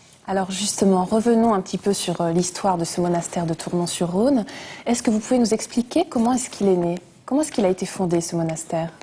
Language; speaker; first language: French; native; French